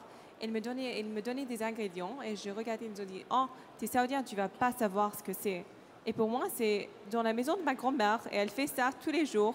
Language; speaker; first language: French; non-native, learner; Arabic